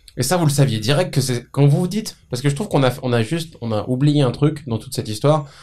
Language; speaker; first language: French; native; French